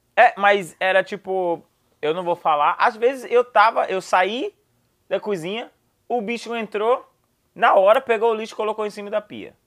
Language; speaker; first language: Portuguese; non-native, fluent; English